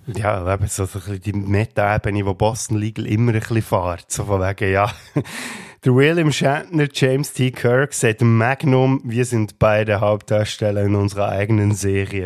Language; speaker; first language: German; native; German